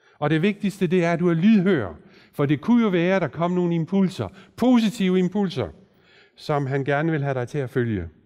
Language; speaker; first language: Danish; native; Danish